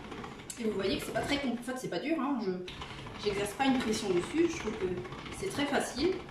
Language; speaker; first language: French; native; French